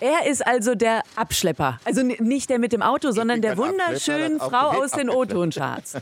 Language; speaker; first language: German; native; German